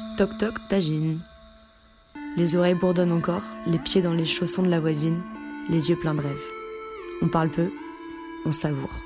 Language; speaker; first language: French; native; French